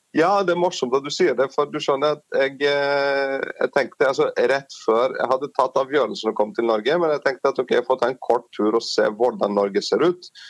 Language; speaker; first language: Norwegian; non-native, fluent; Greek